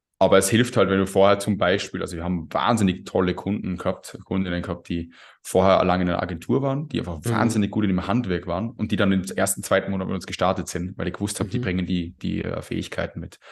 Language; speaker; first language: German; native; German